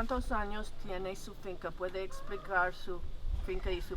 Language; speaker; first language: Spanish; non-native, learner; English